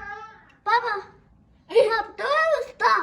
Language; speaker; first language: Russian; non-native, local second language; Kazakh